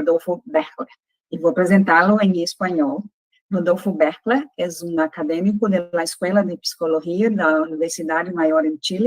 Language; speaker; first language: Spanish; non-native, fluent; Portuguese